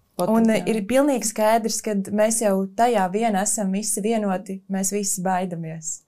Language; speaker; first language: Latvian; native; Latvian